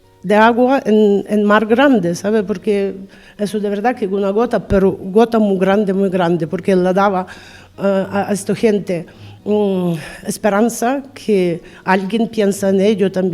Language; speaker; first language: Spanish; non-native, learner; Ukrainian